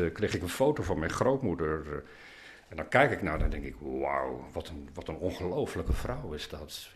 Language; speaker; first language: Dutch; native; Dutch